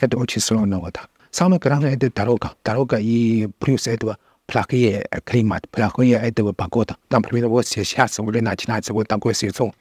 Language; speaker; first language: Russian; non-native, learner; Chinese